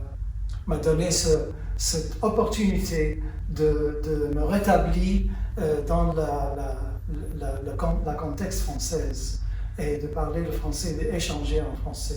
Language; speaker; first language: French; early bilingual, heritage; French